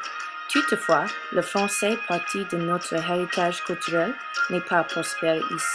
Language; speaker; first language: French; non-native, learner; English